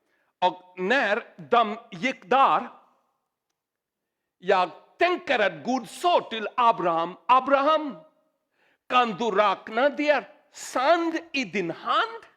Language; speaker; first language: Swedish; non-native, learner; Urdu